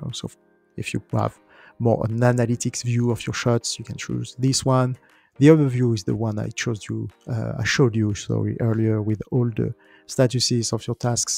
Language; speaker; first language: English; non-native, fluent; French